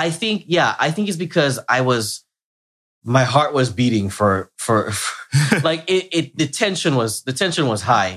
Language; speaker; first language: English; native; English